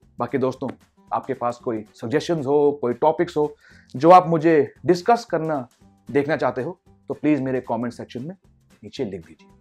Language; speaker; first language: Hindi; non-native, local second language; English